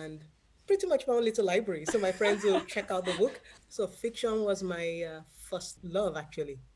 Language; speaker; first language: English; non-native, local second language; Yoruba